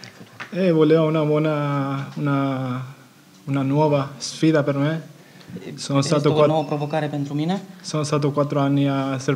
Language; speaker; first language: Italian; non-native, fluent; Spanish